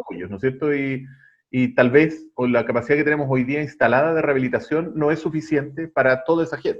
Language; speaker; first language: Spanish; native; Spanish